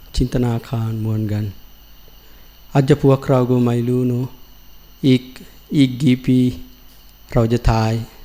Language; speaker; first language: Thai; non-native, learner; Sinhala